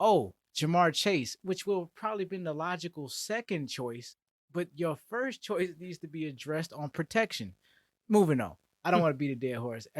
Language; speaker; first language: English; native; English